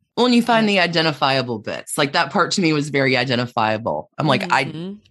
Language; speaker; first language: English; native; English